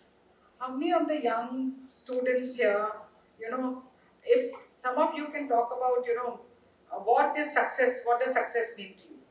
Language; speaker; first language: English; non-native, local second language; Hindi